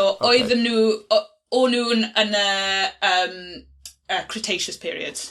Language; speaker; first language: Welsh; non-native, local second language; English